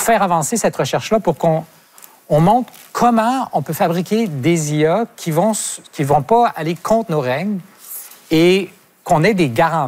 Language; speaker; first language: French; native; French